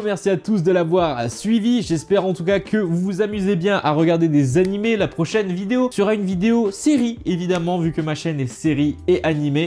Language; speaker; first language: French; native; French